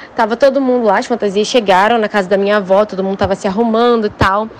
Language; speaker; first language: Portuguese; native; Portuguese